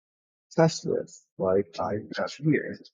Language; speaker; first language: English; native; English